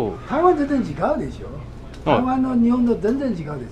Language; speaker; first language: Japanese; non-native, learner; Cantonese